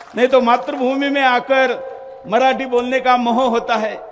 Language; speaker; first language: Hindi; non-native, local second language; Marathi